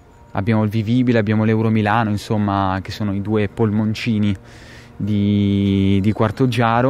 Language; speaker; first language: Italian; native; Italian